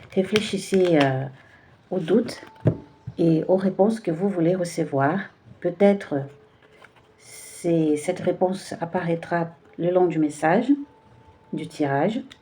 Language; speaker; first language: French; non-native, fluent; Portuguese